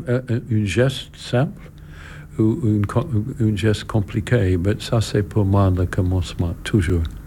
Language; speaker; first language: French; non-native, learner; English